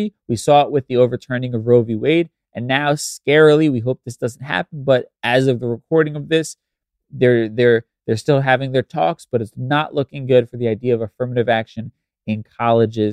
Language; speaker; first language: English; native; English